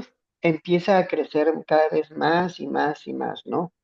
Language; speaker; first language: Spanish; native; Spanish